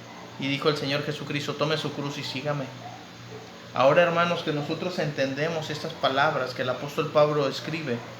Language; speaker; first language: Spanish; native; Spanish